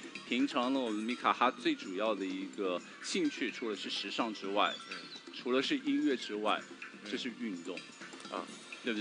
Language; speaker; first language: Chinese; native; Chinese